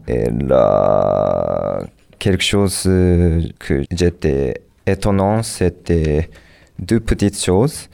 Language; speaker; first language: French; non-native, learner; Japanese